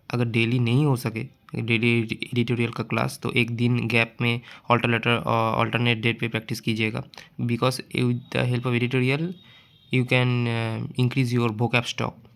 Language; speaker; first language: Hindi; non-native, local second language; Bangla